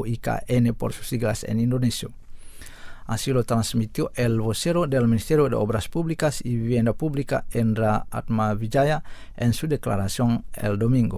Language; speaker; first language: Spanish; non-native, fluent; Indonesian